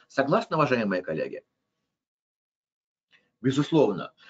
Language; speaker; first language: Russian; native; Russian